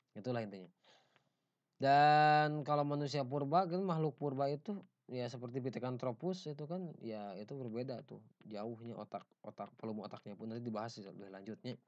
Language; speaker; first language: Indonesian; non-native, local second language; Sundanese